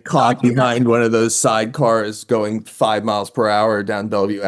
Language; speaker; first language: English; native; English